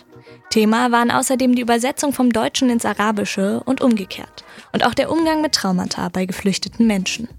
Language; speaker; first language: German; native; German